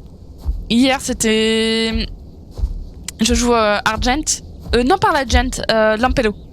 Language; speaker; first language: French; native; French